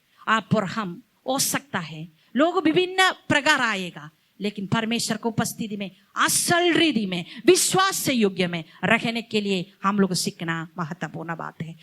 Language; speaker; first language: Hindi; non-native, local second language; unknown